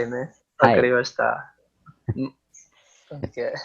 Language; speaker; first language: Japanese; non-native, learner; Italian